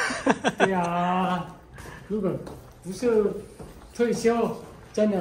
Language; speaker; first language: Chinese; non-native, learner; Cantonese